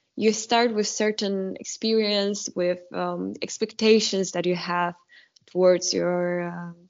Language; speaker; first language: English; non-native, fluent; Polish